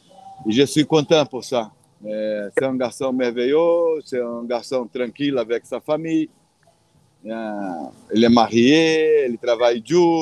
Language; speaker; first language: French; non-native, fluent; Portuguese